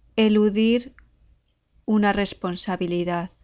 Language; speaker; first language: Spanish; native; Spanish